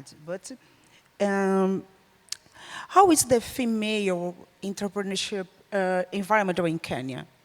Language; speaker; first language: English; non-native, learner; Portuguese